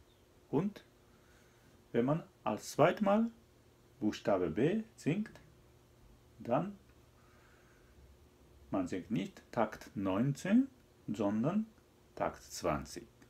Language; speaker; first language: German; non-native, learner; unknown